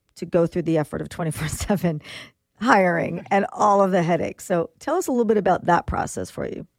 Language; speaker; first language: English; native; English